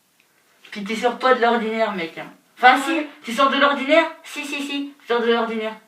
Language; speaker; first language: French; native; French